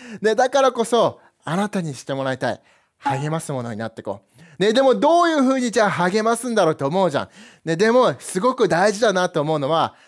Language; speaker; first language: Japanese; early bilingual, heritage; Japanese